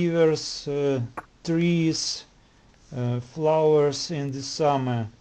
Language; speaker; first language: English; non-native, learner; Russian